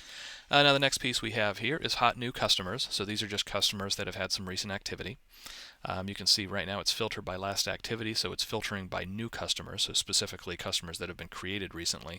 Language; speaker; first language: English; native; English